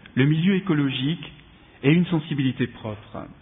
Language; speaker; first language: French; native; French